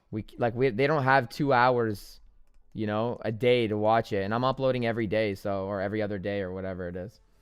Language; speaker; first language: English; native; English